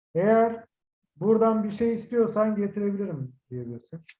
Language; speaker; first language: Turkish; native; Turkish